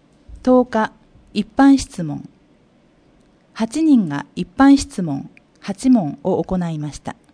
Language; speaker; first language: Japanese; native; Japanese